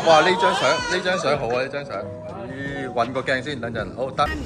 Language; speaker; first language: Chinese; native; Chinese